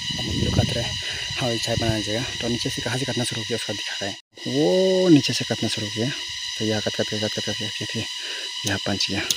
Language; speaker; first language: Hindi; non-native, local second language; Nepali